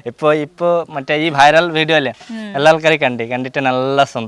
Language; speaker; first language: Malayalam; non-native, local second language; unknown